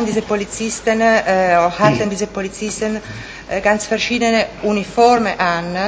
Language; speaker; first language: German; non-native, fluent; Italian